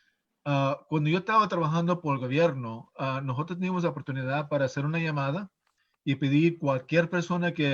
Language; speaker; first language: Spanish; non-native, fluent; English